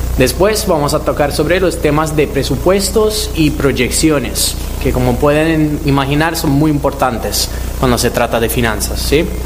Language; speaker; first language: Spanish; non-native, fluent; Italian